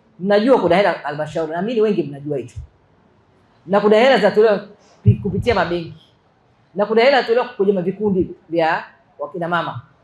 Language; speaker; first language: Swahili; native; Swahili